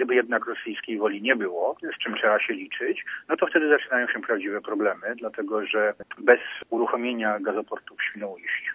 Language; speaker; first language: Polish; native; Polish